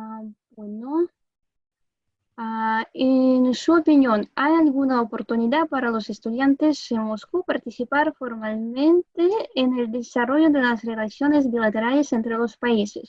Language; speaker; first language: Spanish; non-native, fluent; Russian